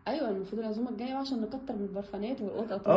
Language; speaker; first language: Arabic; native; Arabic